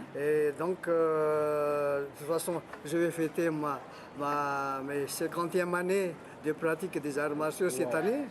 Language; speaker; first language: French; non-native, local second language; Malagasy